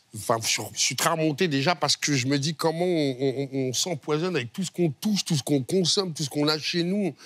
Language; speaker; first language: French; native; French